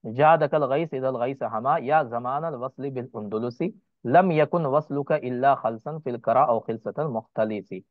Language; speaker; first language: Hindi; native; Hindi